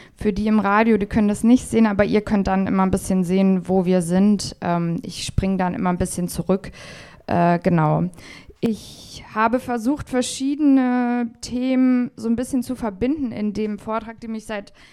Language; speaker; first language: German; native; German